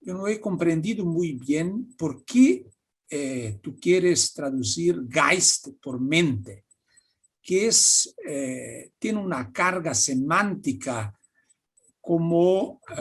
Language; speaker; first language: Spanish; non-native, fluent; Portuguese